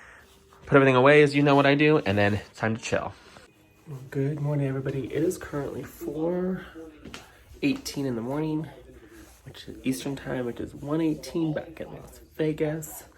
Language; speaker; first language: English; native; English